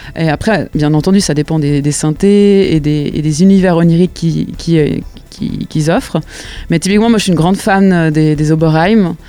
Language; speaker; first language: French; native; French